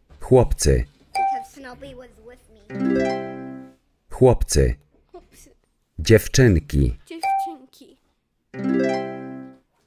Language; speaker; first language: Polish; non-native, learner; English